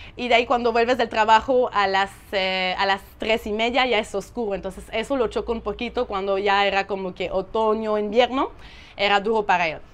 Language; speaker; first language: Spanish; non-native, fluent; French